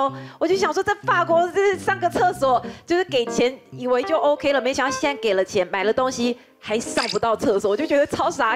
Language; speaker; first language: Chinese; native; Chinese